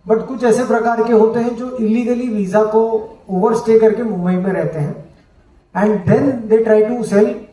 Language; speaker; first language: Hindi; non-native, local second language; Marathi